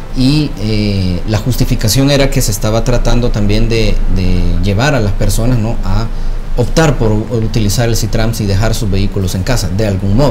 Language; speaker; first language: Spanish; native; Spanish